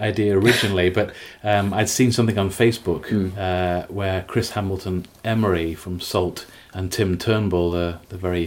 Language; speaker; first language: English; native; English